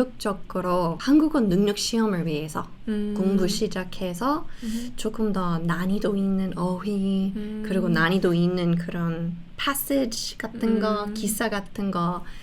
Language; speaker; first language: Korean; non-native, fluent; English